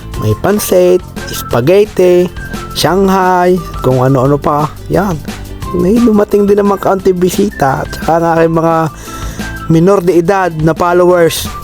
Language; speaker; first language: Filipino; native; Filipino